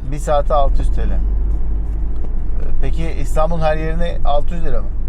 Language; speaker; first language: Turkish; native; Turkish